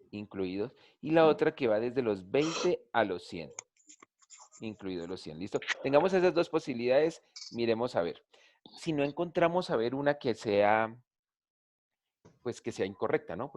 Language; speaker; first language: Spanish; native; Spanish